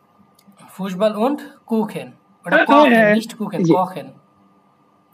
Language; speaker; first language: German; non-native, fluent; Bangla